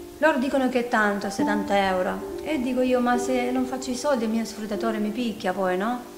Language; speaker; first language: Italian; non-native, fluent; Albanian